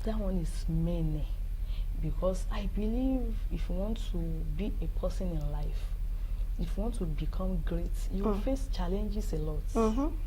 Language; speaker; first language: English; non-native, local second language; Yoruba